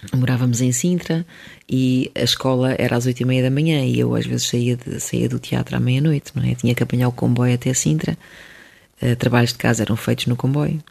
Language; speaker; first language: Portuguese; early bilingual, other home language; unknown